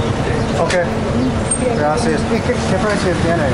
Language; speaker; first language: Spanish; non-native, learner; English